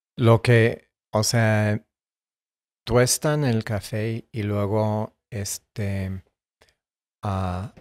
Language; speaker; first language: Spanish; non-native, fluent; English